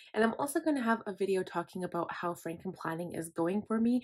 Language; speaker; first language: English; native; English